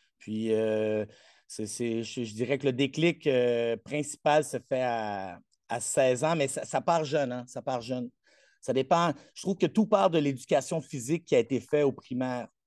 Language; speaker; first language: French; non-native, fluent; Spanish